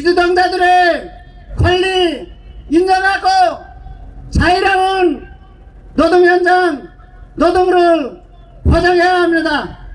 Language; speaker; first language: Korean; non-native, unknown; Nepali